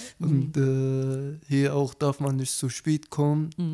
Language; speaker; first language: German; non-native, learner; Arabic